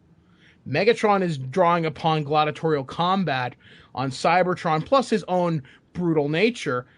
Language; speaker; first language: English; native; English